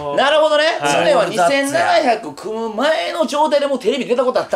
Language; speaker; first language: Japanese; native; Japanese